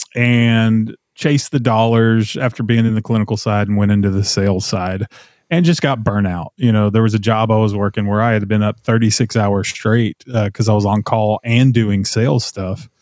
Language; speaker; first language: English; native; English